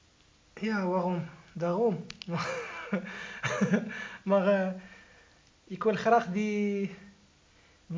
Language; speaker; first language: Dutch; non-native, learner; Arabic